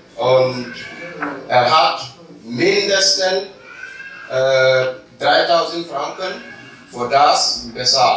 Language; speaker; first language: German; non-native, learner; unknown